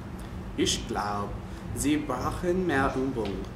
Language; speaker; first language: German; non-native, learner; English